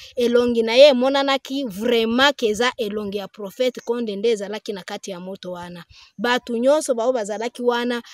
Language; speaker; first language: Lingala; non-native, local second language; Swahili